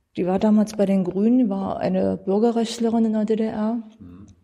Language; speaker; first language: German; native; German